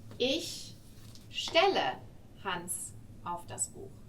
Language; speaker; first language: German; non-native, fluent; English